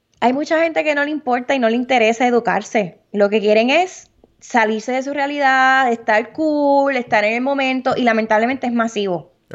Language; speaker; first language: Spanish; early bilingual, heritage; Spanish